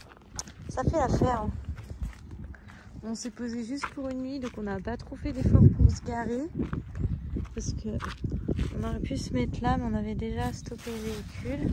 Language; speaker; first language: French; native; French